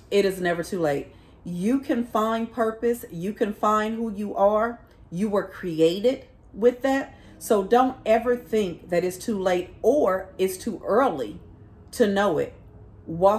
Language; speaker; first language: English; native; English